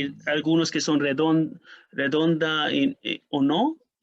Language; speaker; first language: Spanish; non-native, fluent; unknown